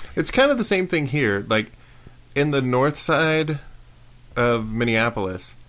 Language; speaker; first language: English; native; English